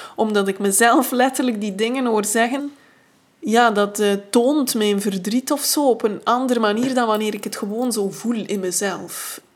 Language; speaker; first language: Dutch; native; Dutch